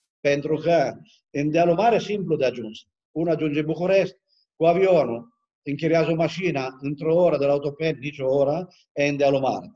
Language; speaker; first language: Romanian; non-native, fluent; Italian